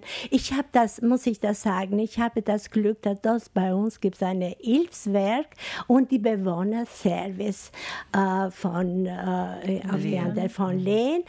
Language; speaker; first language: German; non-native, learner; Albanian